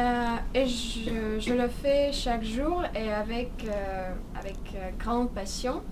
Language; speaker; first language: French; non-native, fluent; Russian